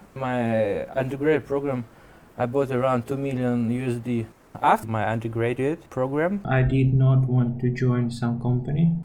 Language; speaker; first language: English; non-native, fluent; Russian